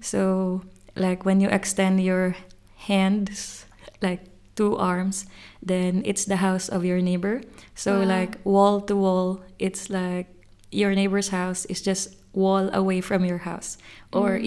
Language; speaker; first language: English; non-native, local second language; Cebuano